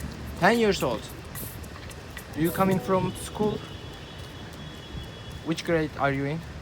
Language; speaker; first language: English; non-native, learner; Turkish